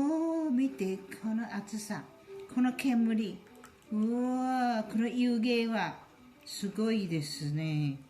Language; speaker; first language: Japanese; non-native, fluent; Chinese